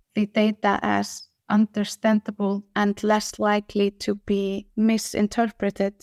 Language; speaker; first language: English; non-native, fluent; Icelandic